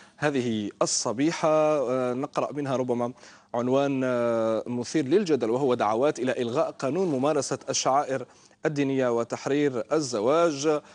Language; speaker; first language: Arabic; native; Arabic